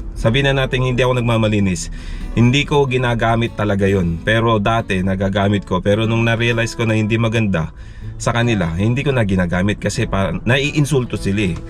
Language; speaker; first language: Filipino; native; Filipino